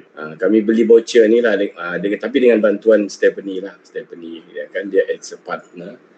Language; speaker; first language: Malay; native; Malay